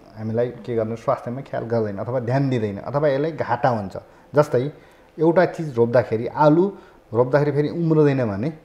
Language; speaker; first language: Nepali; native; Nepali